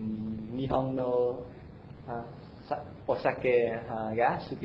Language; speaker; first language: Japanese; non-native, learner; Vietnamese